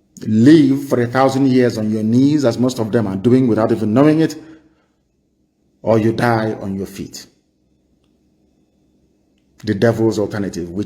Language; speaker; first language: English; non-native, local second language; Igbo